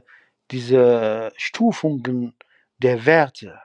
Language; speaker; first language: German; non-native, fluent; Arabic